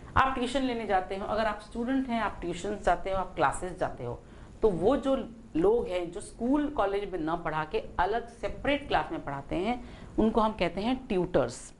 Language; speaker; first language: Hindi; native; Hindi